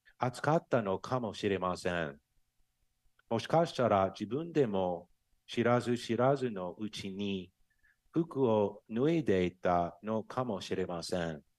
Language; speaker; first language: Japanese; non-native, fluent; English